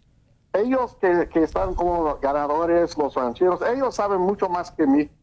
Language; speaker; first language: Spanish; early bilingual, heritage; English